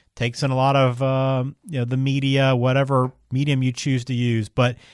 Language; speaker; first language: English; native; English